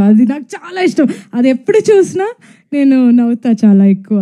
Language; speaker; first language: Telugu; non-native, fluent; Tamil